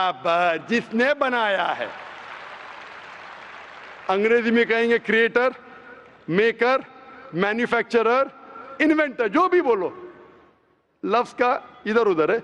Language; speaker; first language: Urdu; non-native, local second language; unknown